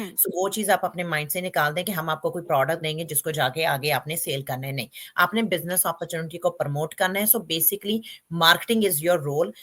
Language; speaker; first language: Hindi; non-native, local second language; Punjabi